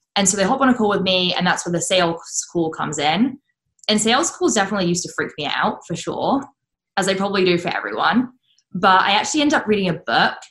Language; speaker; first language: English; native; English